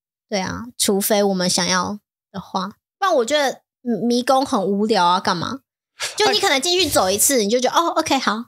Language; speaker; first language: Chinese; native; Chinese